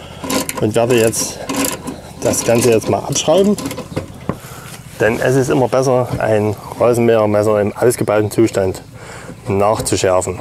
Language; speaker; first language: German; native; German